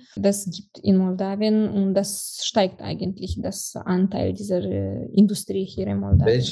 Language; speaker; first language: German; non-native, fluent; Romanian